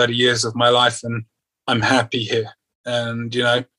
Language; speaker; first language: English; native; English